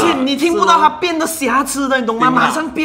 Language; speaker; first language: Chinese; native; Chinese